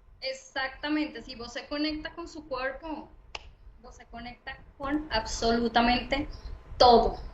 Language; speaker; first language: Portuguese; non-native, learner; Spanish